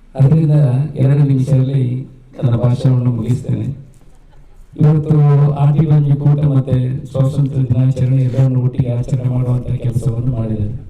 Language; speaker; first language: Kannada; non-native, local second language; Tulu